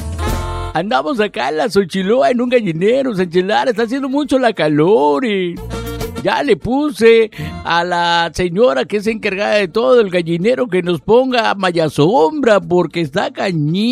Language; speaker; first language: Spanish; native; Spanish